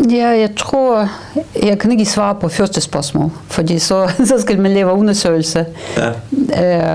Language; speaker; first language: Danish; non-native, fluent; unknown